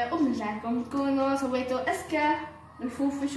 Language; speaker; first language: Arabic; native; Arabic